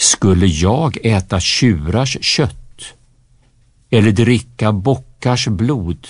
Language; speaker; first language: Swedish; native; Swedish